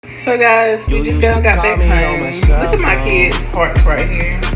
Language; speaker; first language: English; native; English